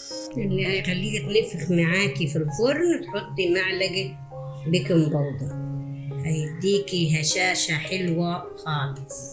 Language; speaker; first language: Arabic; native; Arabic